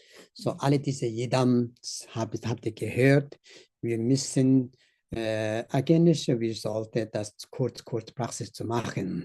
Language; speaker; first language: German; non-native, learner; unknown